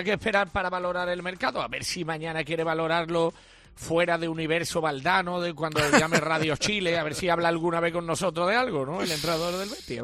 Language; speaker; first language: Spanish; native; Spanish